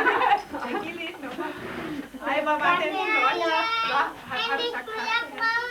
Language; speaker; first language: Danish; native; Danish